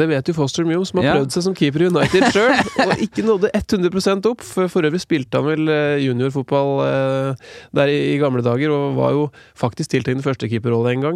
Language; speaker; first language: Norwegian; native; Norwegian